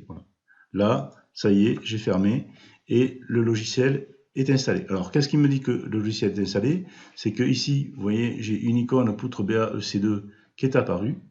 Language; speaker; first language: French; native; French